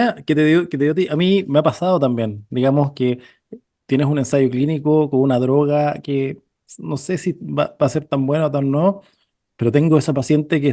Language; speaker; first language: Spanish; native; Spanish